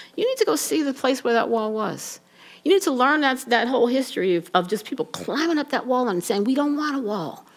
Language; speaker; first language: English; native; English